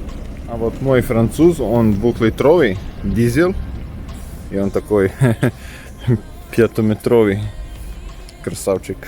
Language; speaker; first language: Russian; non-native, fluent; Serbian